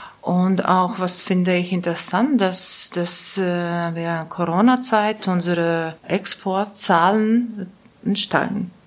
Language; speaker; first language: German; non-native, learner; Latvian